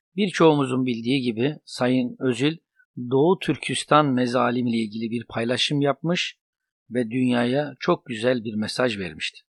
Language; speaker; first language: Turkish; native; Turkish